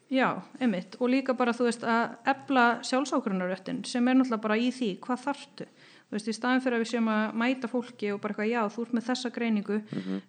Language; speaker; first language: Icelandic; non-native, fluent; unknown